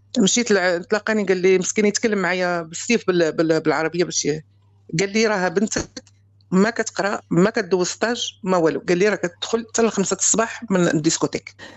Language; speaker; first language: Arabic; native; Arabic